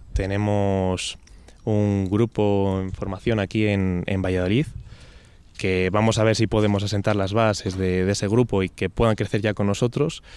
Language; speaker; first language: Spanish; native; Spanish